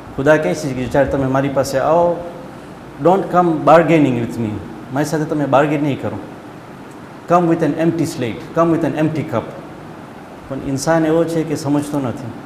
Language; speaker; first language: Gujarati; early bilingual, heritage; Gujarati